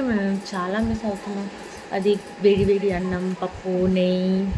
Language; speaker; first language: Telugu; non-native, fluent; Bangla